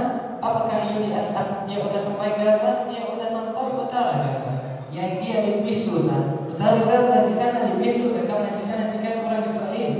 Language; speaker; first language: Indonesian; non-native, learner; Arabic